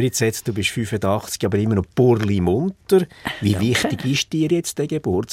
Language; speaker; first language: German; native; German